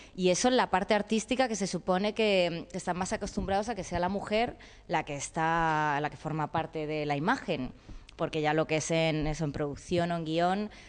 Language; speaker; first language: Spanish; native; Spanish